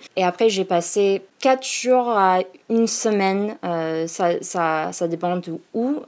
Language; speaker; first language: French; non-native, learner; English